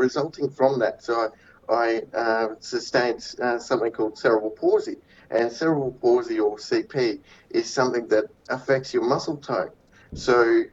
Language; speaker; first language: English; native; English